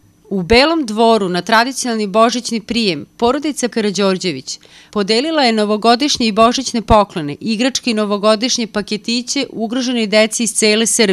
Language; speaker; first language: Serbian; native; Serbian